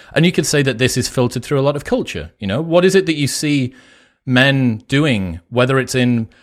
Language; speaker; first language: English; native; English